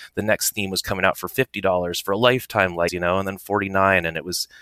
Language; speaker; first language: English; native; English